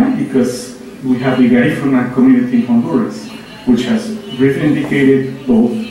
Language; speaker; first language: English; non-native, fluent; Spanish